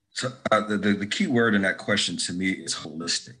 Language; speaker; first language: English; native; English